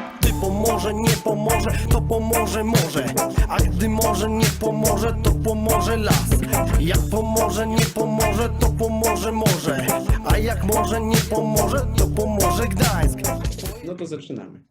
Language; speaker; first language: Polish; non-native, fluent; Russian